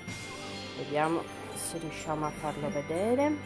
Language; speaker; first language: Italian; native; Italian